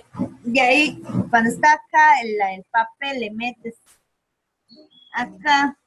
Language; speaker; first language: Spanish; native; Spanish